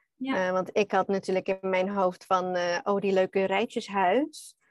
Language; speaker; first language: Dutch; non-native, fluent; English